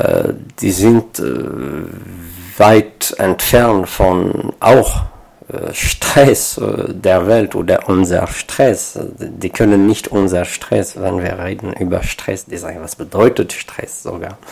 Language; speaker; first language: German; non-native, fluent; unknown